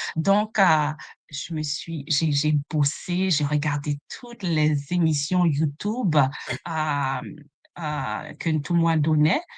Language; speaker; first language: French; non-native, local second language; Haitian Creole